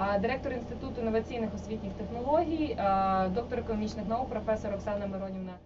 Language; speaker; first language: Ukrainian; native; Ukrainian